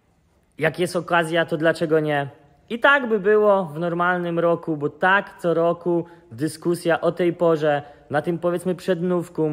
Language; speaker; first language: Polish; native; Polish